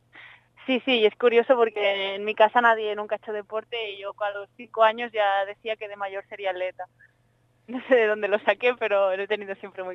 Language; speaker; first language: Spanish; native; Spanish